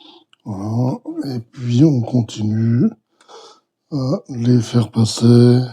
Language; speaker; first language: French; native; French